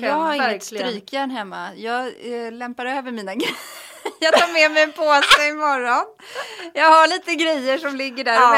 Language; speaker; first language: Swedish; native; Swedish